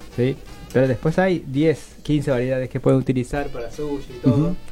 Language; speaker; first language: Spanish; non-native, learner; Japanese